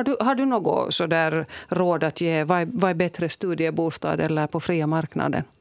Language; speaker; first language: Swedish; native; Swedish